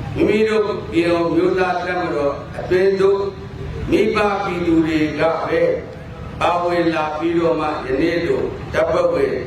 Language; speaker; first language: Burmese; non-native, local second language; Pa'o Karen